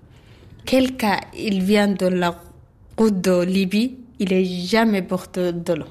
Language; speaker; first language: French; non-native, learner; Arabic